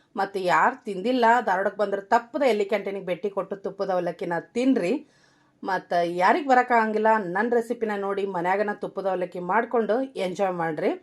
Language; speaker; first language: Kannada; native; Kannada